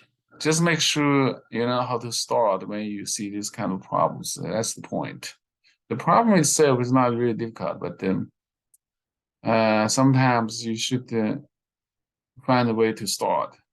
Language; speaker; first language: English; non-native, fluent; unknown